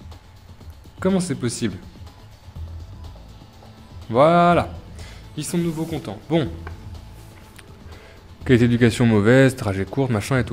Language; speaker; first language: French; native; French